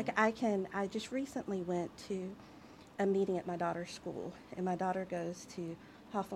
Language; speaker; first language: English; native; English